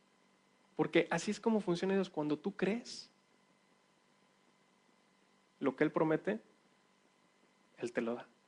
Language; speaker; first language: Spanish; native; Spanish